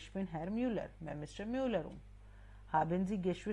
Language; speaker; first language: German; non-native, fluent; Hindi